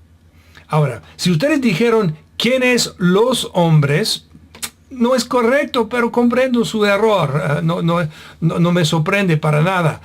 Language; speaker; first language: Spanish; non-native, fluent; English